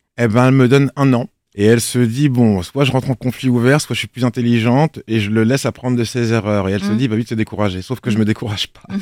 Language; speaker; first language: French; native; French